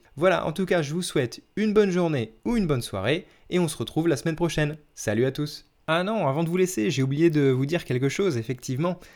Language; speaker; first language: French; native; French